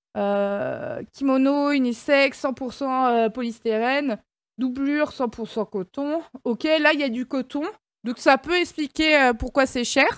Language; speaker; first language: French; native; French